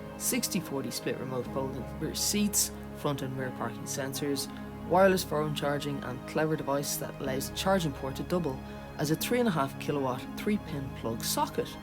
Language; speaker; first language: English; native; English